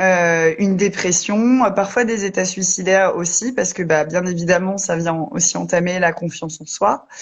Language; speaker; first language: French; native; French